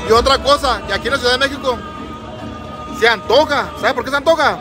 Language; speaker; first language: Spanish; native; Spanish